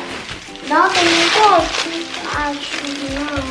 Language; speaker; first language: Portuguese; early bilingual, heritage; Portuguese